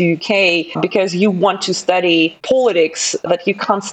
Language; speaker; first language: English; non-native, fluent; Russian